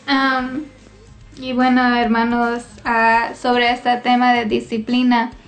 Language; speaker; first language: Spanish; early bilingual, heritage; Spanish